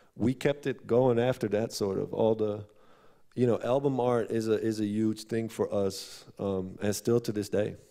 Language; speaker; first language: English; non-native, fluent; Dutch